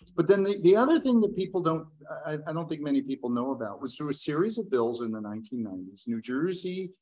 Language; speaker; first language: English; native; English